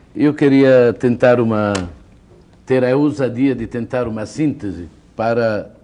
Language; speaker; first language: Portuguese; non-native, fluent; Italian